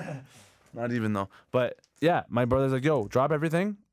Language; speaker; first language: English; native; English